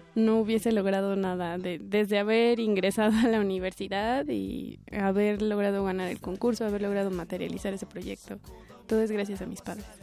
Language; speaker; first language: Spanish; native; Spanish